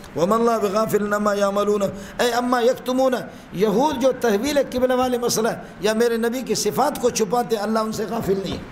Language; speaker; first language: Urdu; non-native, local second language; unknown